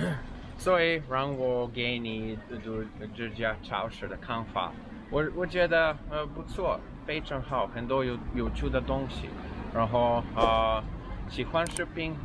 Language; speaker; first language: Chinese; non-native, learner; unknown